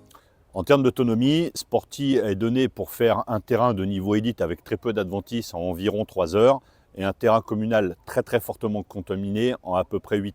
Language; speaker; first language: French; native; French